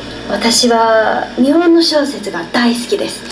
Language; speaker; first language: Japanese; non-native, learner; English